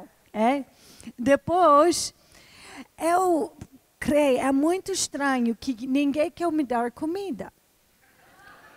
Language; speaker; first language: Portuguese; non-native, fluent; English